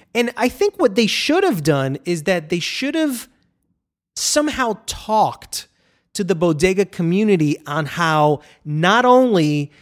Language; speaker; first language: English; early bilingual, other home language; Spanish